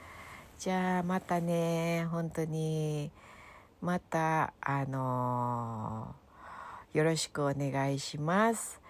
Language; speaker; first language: Japanese; non-native, fluent; Filipino